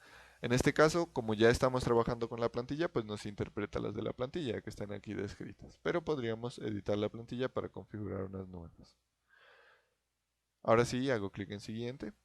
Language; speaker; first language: Spanish; native; Spanish